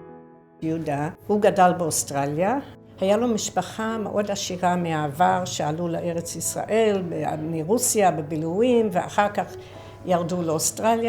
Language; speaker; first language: Hebrew; non-native, fluent; English